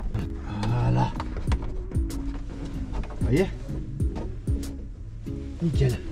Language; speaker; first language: French; native; French